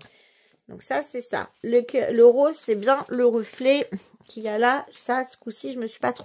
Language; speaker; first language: French; native; French